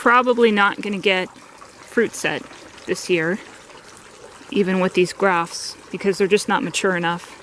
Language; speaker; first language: English; native; English